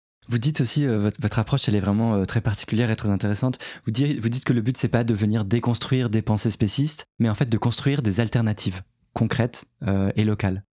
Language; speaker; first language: French; native; French